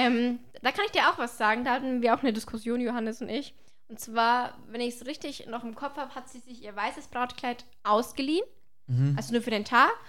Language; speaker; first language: German; native; German